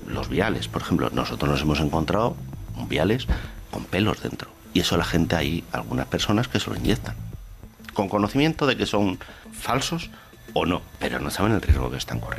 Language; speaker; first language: Spanish; native; Spanish